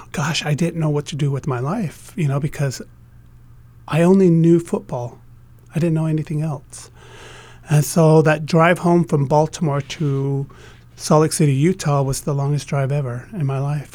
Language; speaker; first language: English; native; English